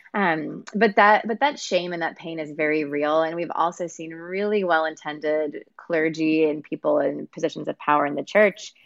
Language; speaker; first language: English; native; English